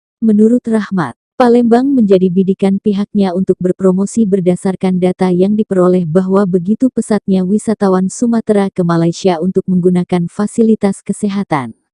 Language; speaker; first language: Indonesian; native; Indonesian